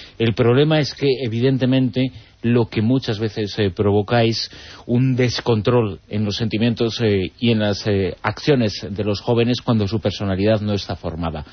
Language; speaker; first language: Spanish; native; Spanish